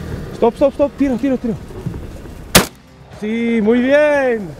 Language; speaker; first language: Spanish; non-native, learner; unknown